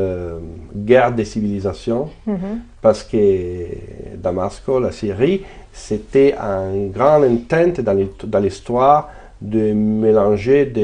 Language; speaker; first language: French; non-native, fluent; Italian